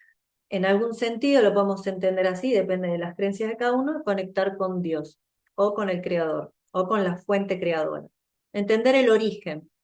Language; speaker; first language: Spanish; native; Spanish